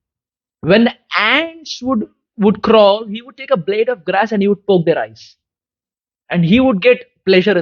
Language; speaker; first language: English; non-native, local second language; Hindi